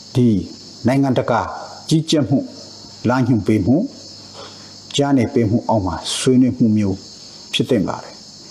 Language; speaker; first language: Burmese; non-native, local second language; Hakha Chin